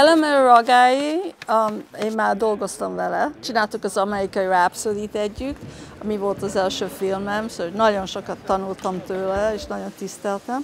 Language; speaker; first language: Hungarian; early bilingual, heritage; Hungarian